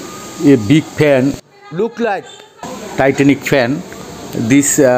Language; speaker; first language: English; non-native, learner; Bangla